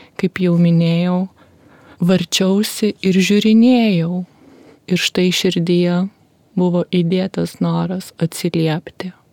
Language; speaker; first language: Lithuanian; native; Lithuanian